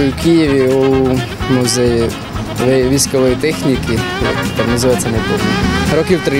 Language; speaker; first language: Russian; non-native, local second language; Ukrainian